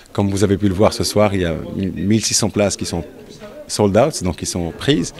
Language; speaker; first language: French; non-native, local second language; Arabic